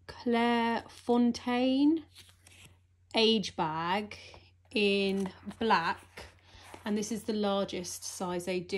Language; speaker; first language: English; native; English